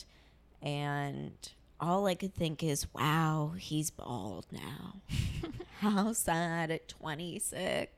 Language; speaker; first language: English; native; English